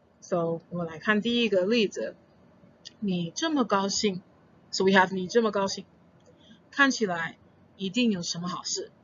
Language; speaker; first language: Chinese; non-native, fluent; English